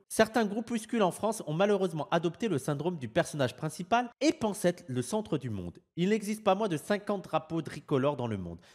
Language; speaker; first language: French; native; French